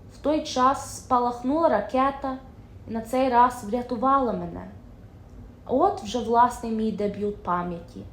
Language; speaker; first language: Ukrainian; early bilingual, heritage; Ukrainian